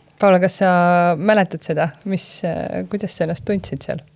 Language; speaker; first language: Estonian; native; Estonian